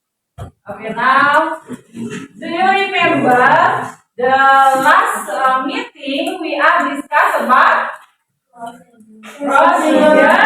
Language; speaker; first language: English; non-native, learner; Indonesian